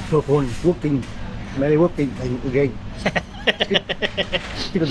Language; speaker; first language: English; non-native, learner; Vietnamese